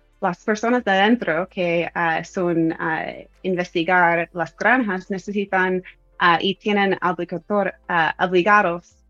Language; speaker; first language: Spanish; non-native, fluent; English